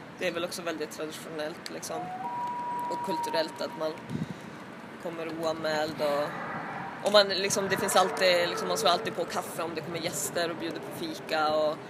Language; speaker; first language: Swedish; native; Swedish